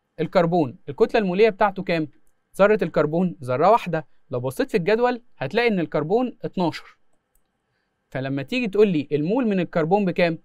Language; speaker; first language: Arabic; native; Arabic